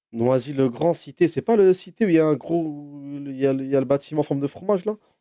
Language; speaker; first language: French; native; French